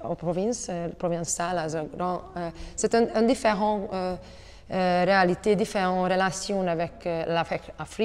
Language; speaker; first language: French; non-native, learner; Hungarian